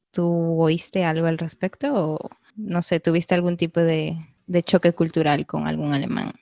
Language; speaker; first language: Spanish; native; Spanish